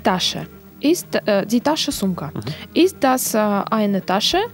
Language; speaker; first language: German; non-native, learner; Russian